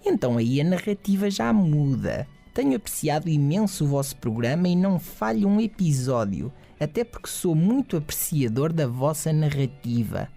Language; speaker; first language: Portuguese; native; Portuguese